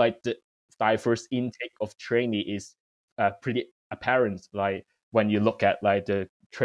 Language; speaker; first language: English; non-native, local second language; Cantonese